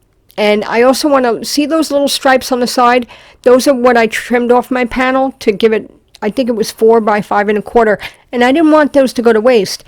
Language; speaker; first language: English; native; English